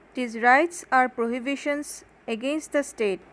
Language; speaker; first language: English; non-native, local second language; Assamese